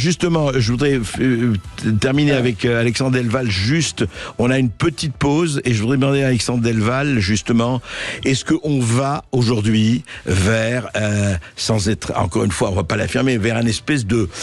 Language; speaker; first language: French; native; French